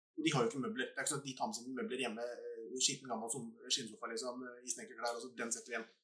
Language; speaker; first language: Norwegian; native; Norwegian